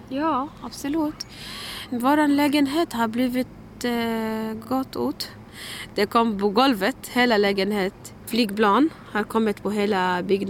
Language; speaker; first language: Swedish; non-native, learner; Arabic